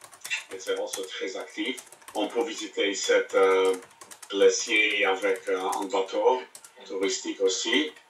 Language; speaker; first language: French; non-native, learner; English